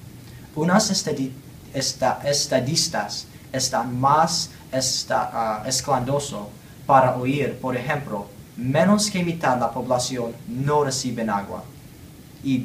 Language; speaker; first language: Spanish; non-native, learner; English